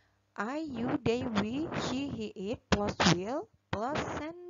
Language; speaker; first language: English; non-native, fluent; Indonesian